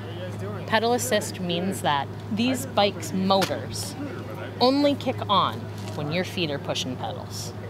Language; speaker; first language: English; native; English